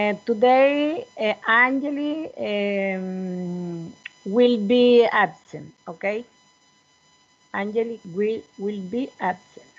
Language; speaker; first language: English; non-native, learner; Spanish